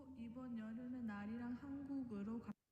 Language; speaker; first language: Korean; non-native, learner; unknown